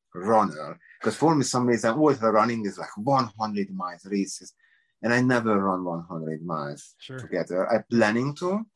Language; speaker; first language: English; non-native, learner; Hungarian